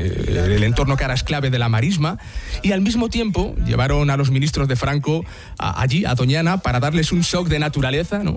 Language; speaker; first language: Spanish; native; Spanish